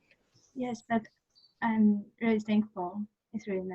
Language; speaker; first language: English; non-native, learner; Chinese